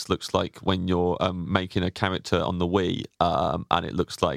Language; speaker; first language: English; native; English